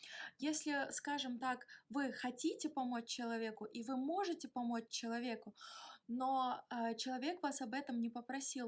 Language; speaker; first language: Russian; native; Russian